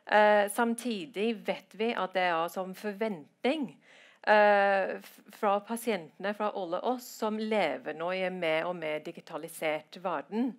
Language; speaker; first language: Norwegian; non-native, fluent; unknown